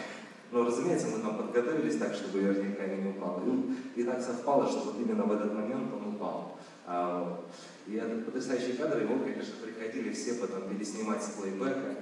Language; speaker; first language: Russian; native; Russian